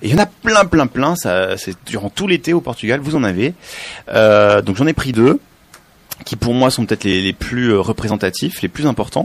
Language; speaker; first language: French; native; French